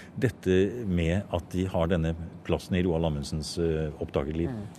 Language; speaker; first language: Norwegian; native; Norwegian